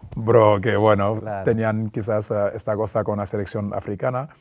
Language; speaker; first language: Spanish; non-native, fluent; French